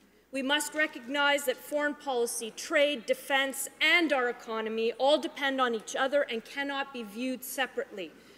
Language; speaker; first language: English; native; English